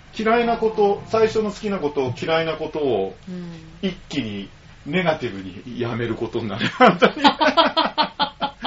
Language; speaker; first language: Japanese; native; Japanese